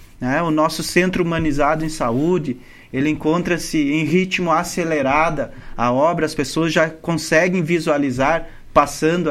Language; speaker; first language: Portuguese; native; Portuguese